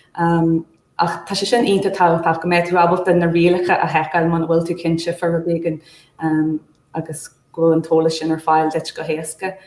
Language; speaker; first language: Irish; non-native, local second language; English